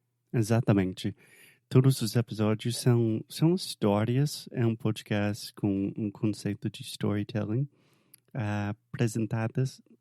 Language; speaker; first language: Portuguese; non-native, fluent; English